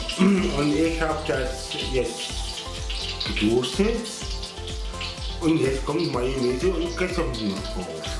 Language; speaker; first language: German; non-native, learner; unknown